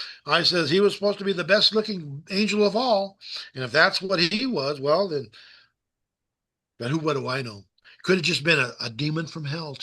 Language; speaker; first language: English; native; English